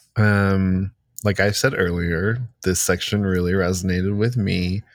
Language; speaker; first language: English; native; English